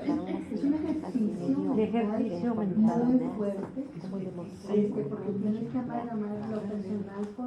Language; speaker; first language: Spanish; native; Spanish